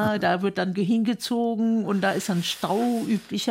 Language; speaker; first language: German; native; German